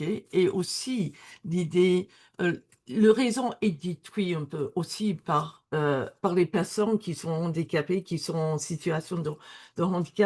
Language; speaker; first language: French; non-native, learner; English